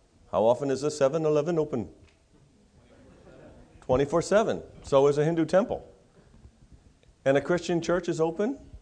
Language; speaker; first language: English; native; English